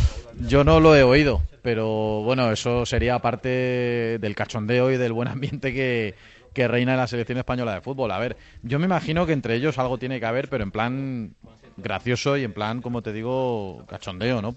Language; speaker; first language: Spanish; native; Spanish